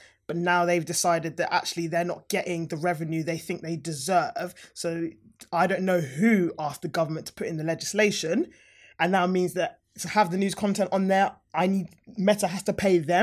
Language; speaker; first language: English; native; English